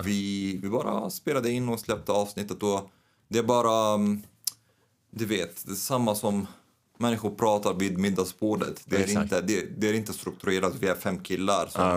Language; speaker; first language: Swedish; non-native, fluent; Arabic